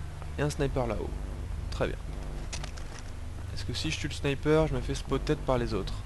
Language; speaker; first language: French; native; French